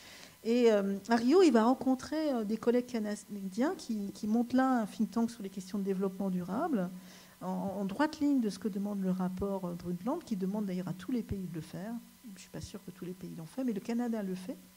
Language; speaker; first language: French; native; French